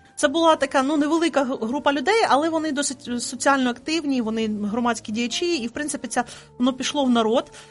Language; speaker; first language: Ukrainian; native; Ukrainian